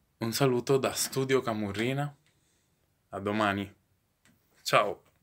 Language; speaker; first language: Italian; native; Italian